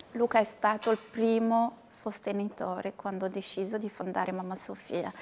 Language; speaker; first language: Italian; non-native, fluent; Arabic